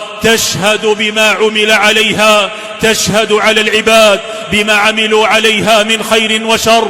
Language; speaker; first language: Arabic; native; Arabic